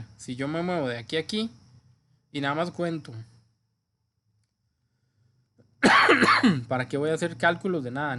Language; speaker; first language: Spanish; native; Spanish